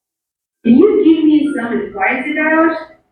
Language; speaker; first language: English; non-native, fluent; Indonesian